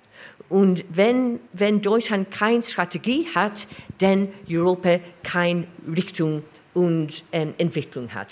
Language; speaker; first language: German; non-native, learner; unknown